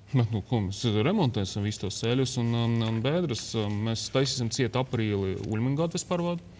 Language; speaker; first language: Latvian; non-native, local second language; Russian